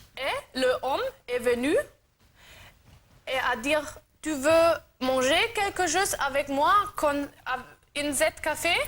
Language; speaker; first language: French; non-native, learner; German